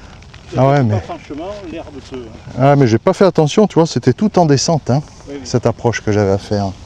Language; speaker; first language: French; native; French